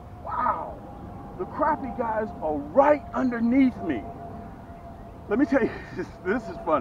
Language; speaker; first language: English; native; English